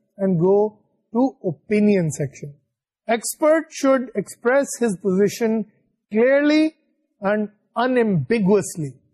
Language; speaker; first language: English; non-native, local second language; Urdu